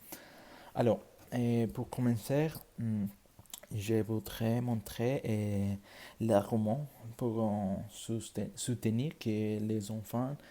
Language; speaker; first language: French; non-native, learner; Spanish